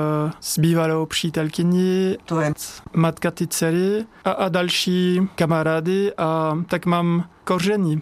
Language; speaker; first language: Czech; non-native, learner; French